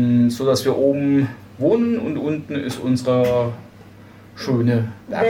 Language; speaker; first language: German; native; German